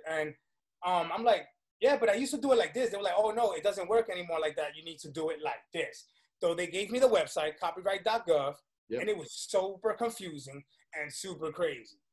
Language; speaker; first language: English; early bilingual, other home language; Spanish